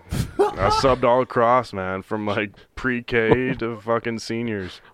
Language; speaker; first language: English; native; English